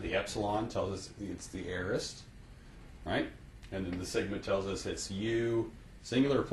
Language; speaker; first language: English; native; English